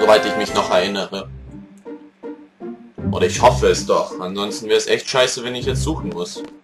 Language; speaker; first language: German; native; German